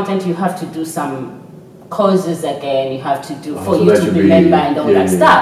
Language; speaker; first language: English; non-native, local second language; Swahili